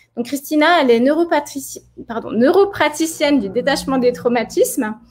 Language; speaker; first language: French; native; French